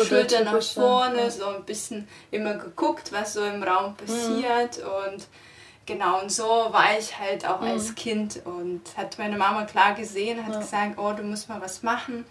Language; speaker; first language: German; non-native, fluent; Russian